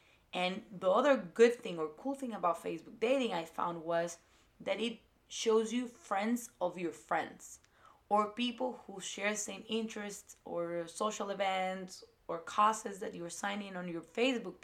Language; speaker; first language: English; non-native, fluent; Spanish